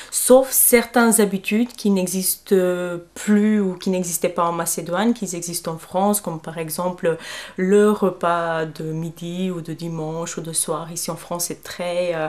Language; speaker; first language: French; non-native, fluent; Macedonian